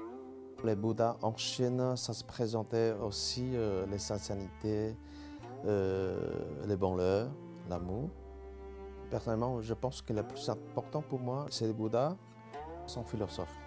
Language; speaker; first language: French; non-native, fluent; Chinese